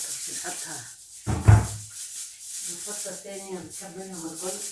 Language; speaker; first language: Arabic; native; Arabic